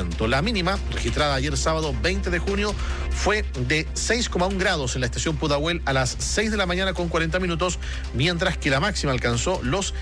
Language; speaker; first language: Spanish; native; Spanish